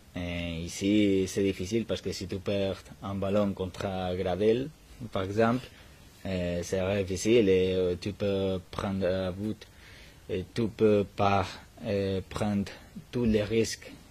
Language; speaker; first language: French; non-native, learner; Spanish